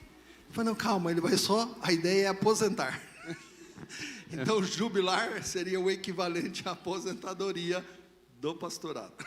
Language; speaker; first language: Portuguese; native; Portuguese